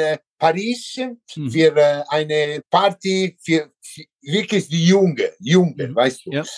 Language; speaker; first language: German; non-native, learner; Italian